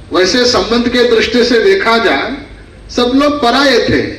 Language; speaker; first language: Hindi; non-native, local second language; Kannada